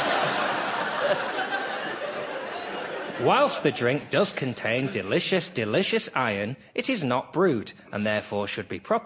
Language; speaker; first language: English; native; English